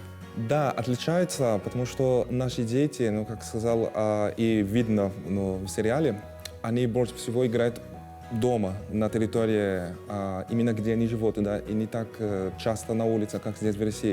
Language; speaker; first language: Russian; non-native, fluent; Portuguese